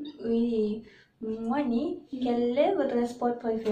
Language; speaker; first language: French; non-native, learner; Malay